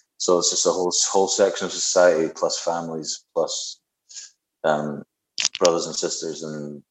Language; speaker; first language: English; native; English